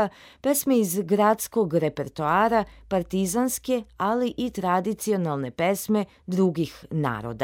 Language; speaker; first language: Serbian; native; Serbian